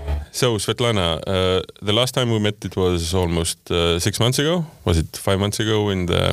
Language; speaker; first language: English; non-native, fluent; Estonian